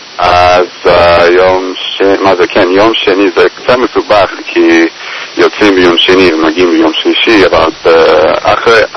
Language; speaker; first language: Hebrew; early bilingual, heritage; English